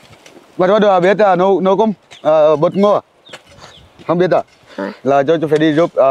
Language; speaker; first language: Vietnamese; non-native, learner; Portuguese